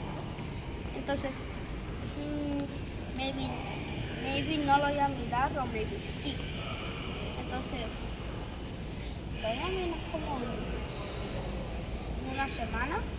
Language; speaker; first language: Spanish; early bilingual, heritage; Spanish